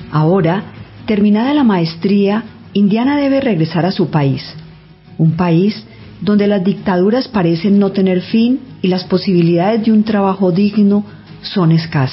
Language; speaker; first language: Spanish; native; Spanish